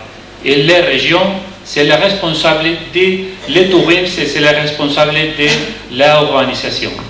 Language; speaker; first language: French; non-native, learner; Spanish